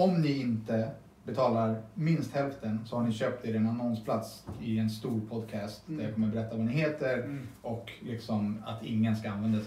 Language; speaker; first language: Swedish; native; Swedish